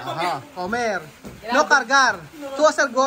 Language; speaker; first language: Spanish; non-native, learner; Filipino